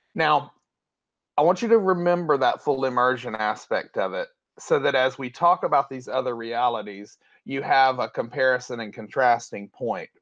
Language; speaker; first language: English; native; English